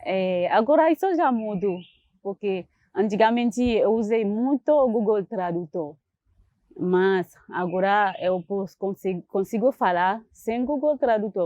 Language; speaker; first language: Portuguese; non-native, learner; Haitian Creole